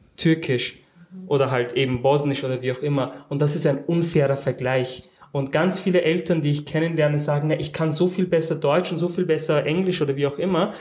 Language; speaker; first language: German; early bilingual, other home language; Turkish